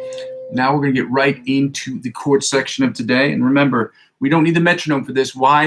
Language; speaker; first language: English; native; English